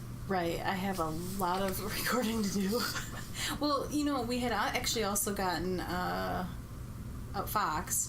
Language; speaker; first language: English; native; English